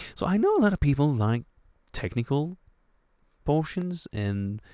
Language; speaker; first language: English; non-native, fluent; French